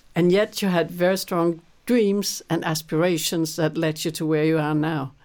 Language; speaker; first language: English; non-native, fluent; Danish